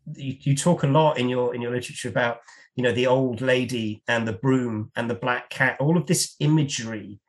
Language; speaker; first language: English; native; English